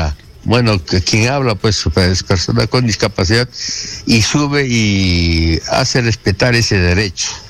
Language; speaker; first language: Spanish; native; Spanish